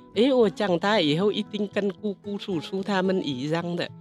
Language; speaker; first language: Chinese; non-native, learner; Vietnamese